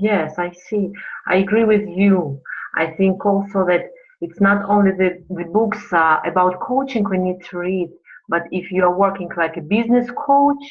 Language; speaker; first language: English; non-native, fluent; Russian